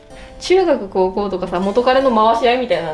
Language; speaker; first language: Japanese; native; Japanese